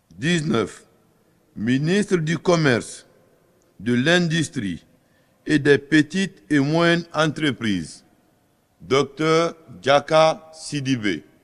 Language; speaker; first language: French; non-native, local second language; Fula